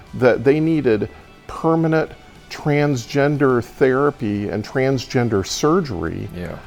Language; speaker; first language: English; native; English